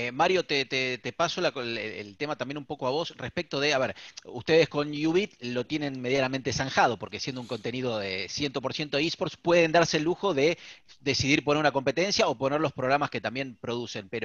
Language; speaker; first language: Spanish; native; Spanish